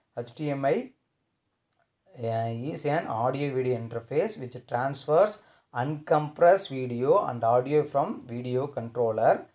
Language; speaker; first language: English; non-native, local second language; Tamil